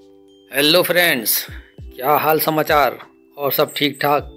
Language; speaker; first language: Hindi; native; Hindi